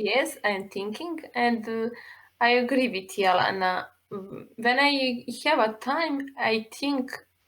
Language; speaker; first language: English; non-native, learner; Serbian